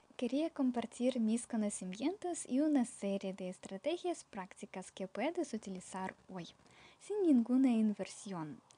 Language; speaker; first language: Spanish; non-native, fluent; Ukrainian